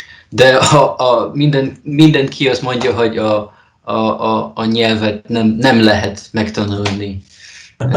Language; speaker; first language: Hungarian; non-native, learner; Polish